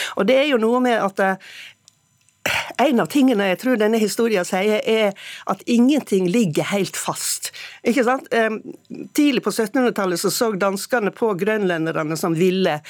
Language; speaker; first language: Norwegian; native; Norwegian